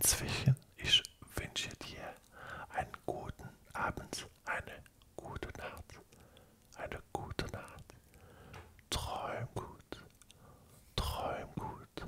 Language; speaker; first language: German; non-native, learner; French